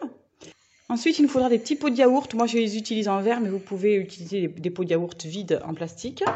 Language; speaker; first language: French; native; French